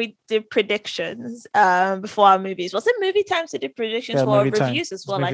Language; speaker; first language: English; non-native, local second language; Yoruba